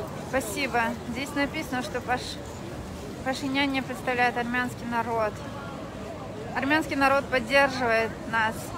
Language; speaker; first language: Russian; non-native, local second language; Kazakh